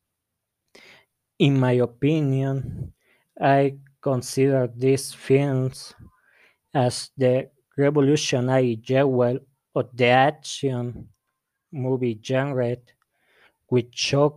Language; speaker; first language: English; non-native, learner; Spanish